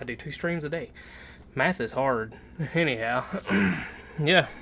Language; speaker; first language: English; native; English